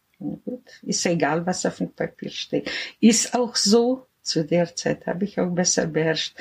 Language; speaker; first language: German; early bilingual, heritage; German